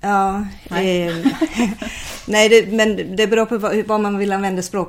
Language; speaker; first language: Swedish; non-native, fluent; English